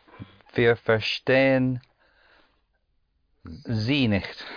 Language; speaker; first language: German; non-native, learner; English